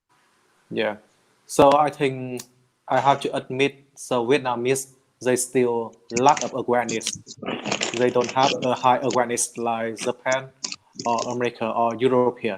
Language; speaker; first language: English; non-native, learner; Vietnamese